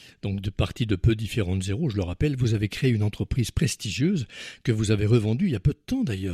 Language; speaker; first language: French; native; French